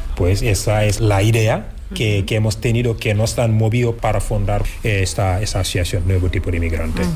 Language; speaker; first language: Spanish; non-native, fluent; Wolof